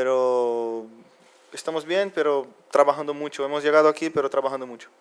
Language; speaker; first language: Spanish; non-native, fluent; Portuguese